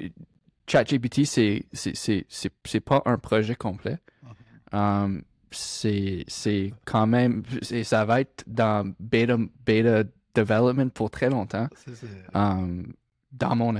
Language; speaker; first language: French; non-native, local second language; English